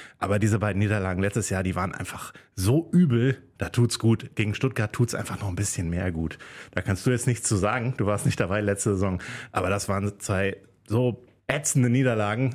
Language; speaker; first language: German; native; German